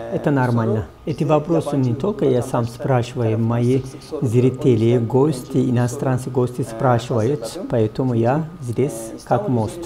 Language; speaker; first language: Russian; non-native, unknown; Turkish